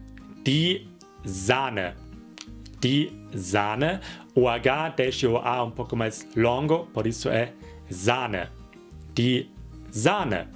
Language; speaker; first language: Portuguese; non-native, fluent; German